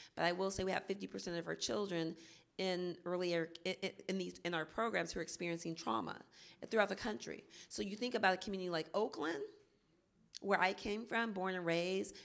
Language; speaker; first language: English; native; English